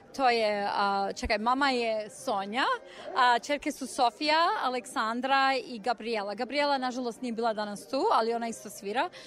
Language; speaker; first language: Serbian; early bilingual, heritage; Serbian